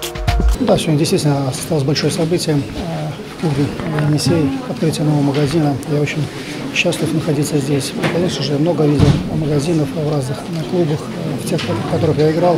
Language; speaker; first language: Russian; native; Russian